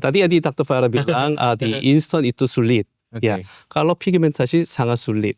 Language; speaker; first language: Indonesian; non-native, learner; Korean